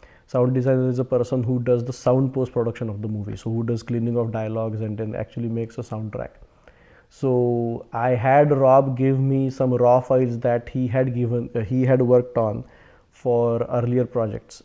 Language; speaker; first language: English; non-native, local second language; Marathi